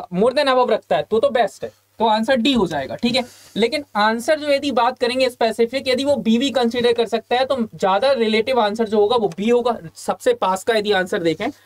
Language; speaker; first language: Hindi; native; Hindi